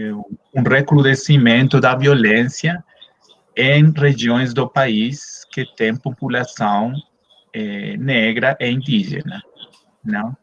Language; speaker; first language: Portuguese; non-native, fluent; Spanish